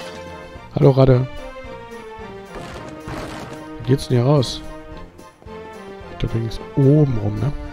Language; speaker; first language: German; native; German